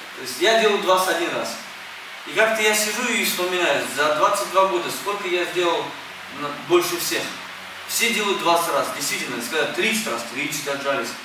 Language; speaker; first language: Russian; early bilingual, other home language; Armenian